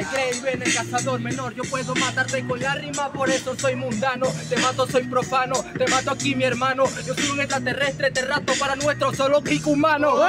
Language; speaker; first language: Spanish; native; Spanish